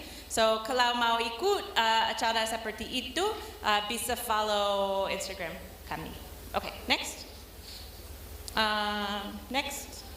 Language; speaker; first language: Indonesian; non-native, learner; English